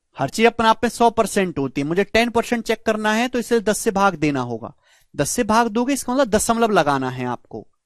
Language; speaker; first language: Hindi; native; Hindi